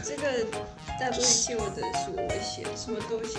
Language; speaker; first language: Chinese; non-native, learner; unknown